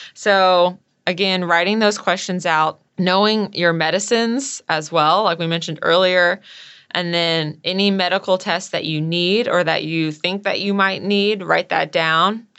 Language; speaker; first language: English; native; English